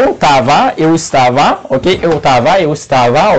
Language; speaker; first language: Portuguese; non-native, fluent; Haitian Creole